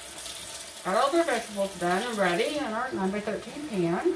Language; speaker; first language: English; native; English